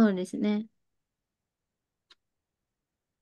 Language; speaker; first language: Japanese; non-native, fluent; Vietnamese